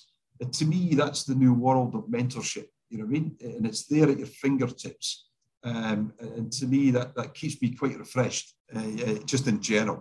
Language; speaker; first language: English; native; English